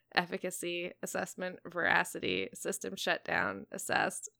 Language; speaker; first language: English; native; English